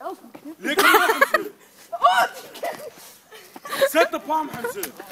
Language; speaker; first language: Danish; early bilingual, other home language; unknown